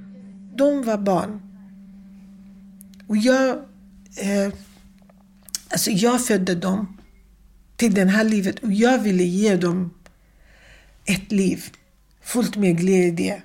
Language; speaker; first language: Swedish; non-native, fluent; Kurdish